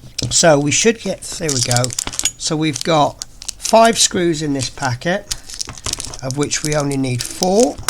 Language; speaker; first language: English; native; English